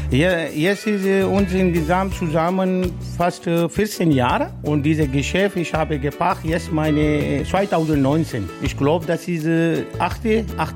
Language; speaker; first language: German; non-native, learner; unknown